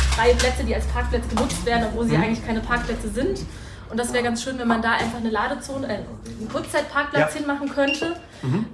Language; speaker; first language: German; native; German